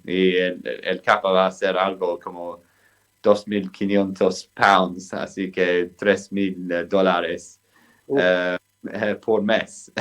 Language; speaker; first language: Spanish; non-native, fluent; English